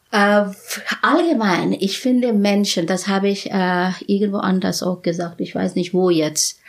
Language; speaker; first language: German; non-native, fluent; Bangla